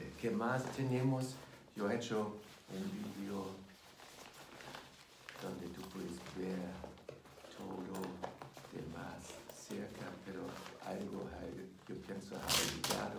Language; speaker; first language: Spanish; non-native, fluent; German